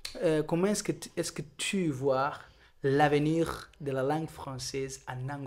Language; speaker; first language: French; non-native, fluent; Portuguese